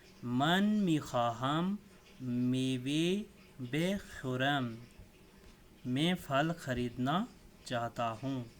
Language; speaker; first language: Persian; non-native, fluent; Urdu